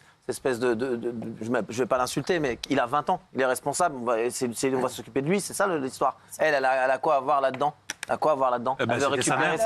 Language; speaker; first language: French; native; French